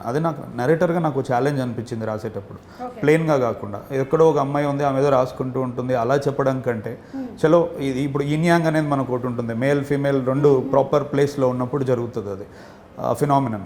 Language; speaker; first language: Telugu; native; Telugu